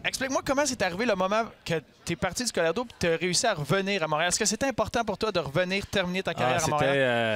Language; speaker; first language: French; native; French